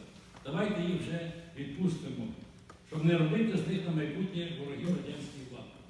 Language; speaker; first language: Ukrainian; native; Ukrainian